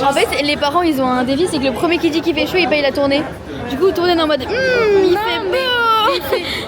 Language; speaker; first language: French; native; French